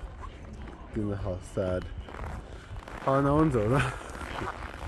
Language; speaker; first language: Chinese; non-native, learner; English